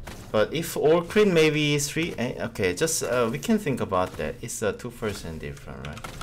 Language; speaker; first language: English; non-native, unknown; Korean